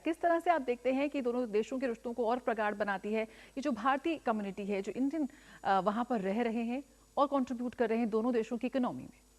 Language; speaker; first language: Hindi; native; Hindi